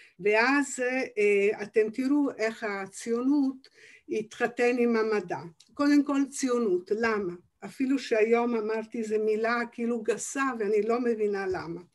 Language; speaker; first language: Hebrew; non-native, fluent; Italian